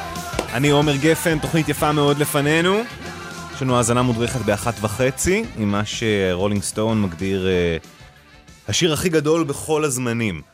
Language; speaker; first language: Hebrew; native; Hebrew